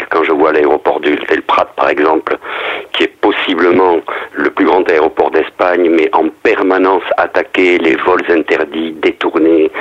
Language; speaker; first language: French; native; French